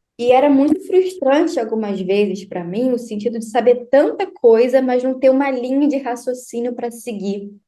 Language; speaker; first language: Portuguese; native; Portuguese